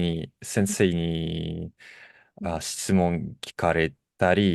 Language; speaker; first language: Japanese; non-native, fluent; Russian